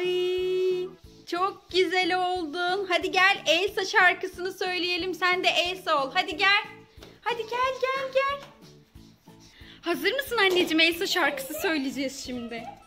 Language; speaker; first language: Turkish; native; Turkish